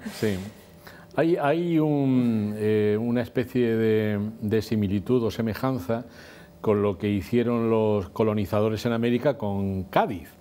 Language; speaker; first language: Spanish; native; Spanish